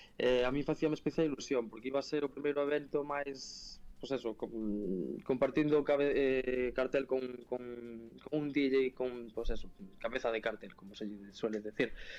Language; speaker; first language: Galician; native; Galician